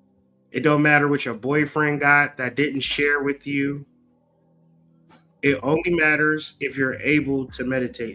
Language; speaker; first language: English; native; English